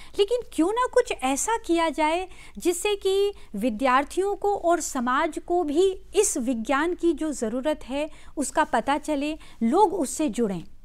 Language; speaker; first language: Hindi; native; Hindi